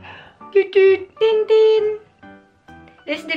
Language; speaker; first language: English; non-native, learner; Indonesian